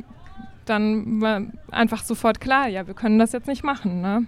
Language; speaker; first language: German; native; German